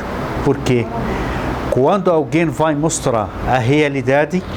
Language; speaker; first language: Portuguese; non-native, fluent; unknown